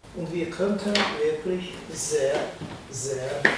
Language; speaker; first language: German; non-native, fluent; Hungarian